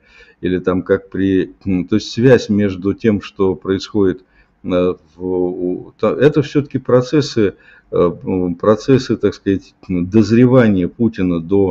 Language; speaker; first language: Russian; native; Russian